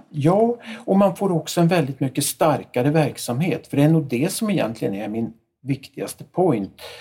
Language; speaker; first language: Swedish; native; Swedish